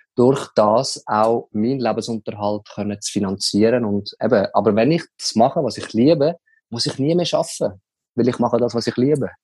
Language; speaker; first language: German; native; German